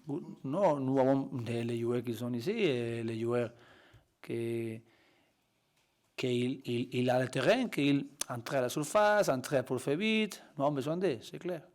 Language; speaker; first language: French; non-native, learner; Spanish